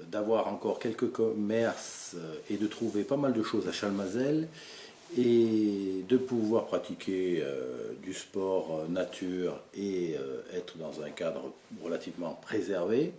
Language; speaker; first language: French; native; French